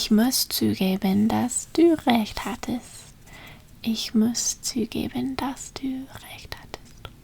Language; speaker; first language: German; non-native, learner; English